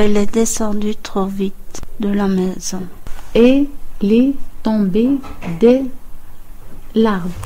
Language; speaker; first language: French; non-native, learner; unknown